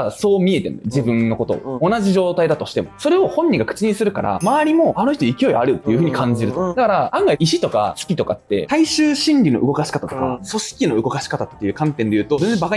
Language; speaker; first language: Japanese; native; Japanese